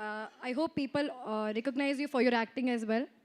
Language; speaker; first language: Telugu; non-native, local second language; Hindi